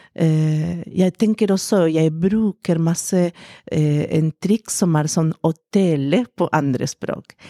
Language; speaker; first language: Norwegian; non-native, fluent; Spanish